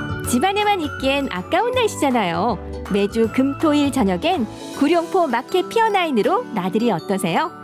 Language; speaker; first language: Korean; native; Korean